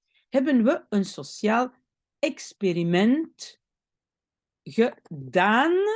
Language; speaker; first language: Dutch; non-native, fluent; French